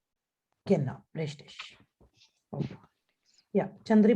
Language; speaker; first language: German; non-native, fluent; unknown